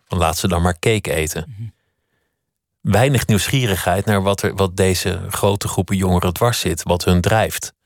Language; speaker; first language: Dutch; native; Dutch